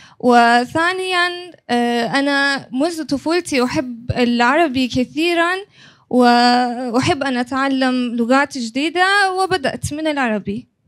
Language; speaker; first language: Arabic; non-native, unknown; Turkish